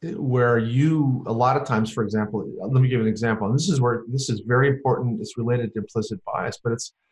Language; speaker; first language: English; native; English